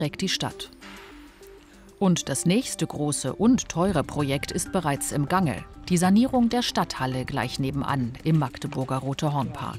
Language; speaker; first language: German; native; German